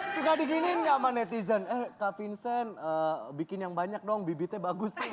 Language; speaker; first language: Indonesian; native; Indonesian